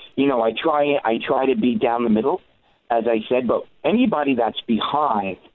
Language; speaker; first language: English; native; English